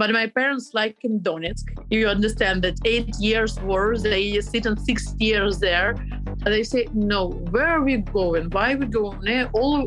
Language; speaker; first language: English; non-native, learner; Ukrainian